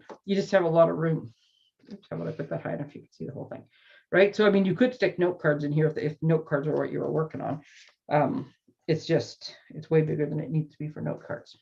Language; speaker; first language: English; native; English